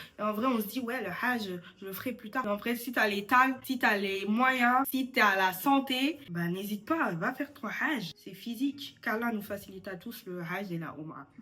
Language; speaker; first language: French; early bilingual, other home language; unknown